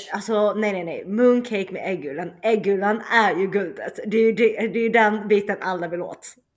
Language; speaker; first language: Swedish; early bilingual, other home language; Chinese